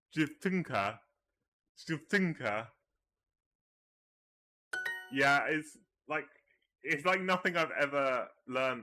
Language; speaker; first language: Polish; non-native, learner; English